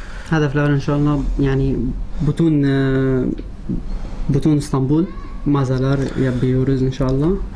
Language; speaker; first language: Turkish; non-native, learner; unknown